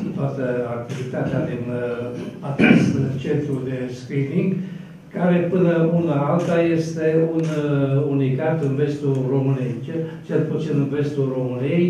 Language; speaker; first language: Romanian; native; Romanian